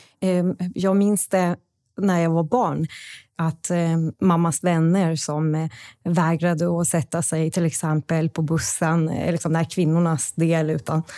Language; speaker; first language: Swedish; non-native, fluent; Persian